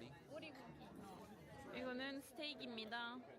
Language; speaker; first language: Korean; non-native, fluent; French